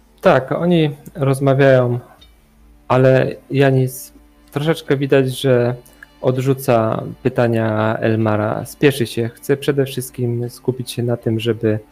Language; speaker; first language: Polish; native; Polish